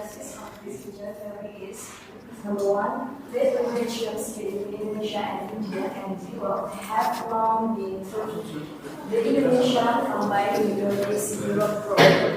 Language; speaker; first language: English; non-native, learner; Indonesian